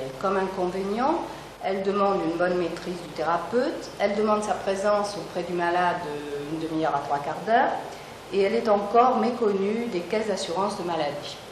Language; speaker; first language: French; native; French